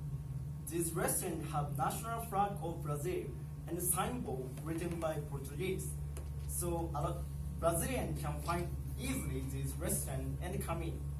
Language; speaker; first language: English; non-native, learner; Japanese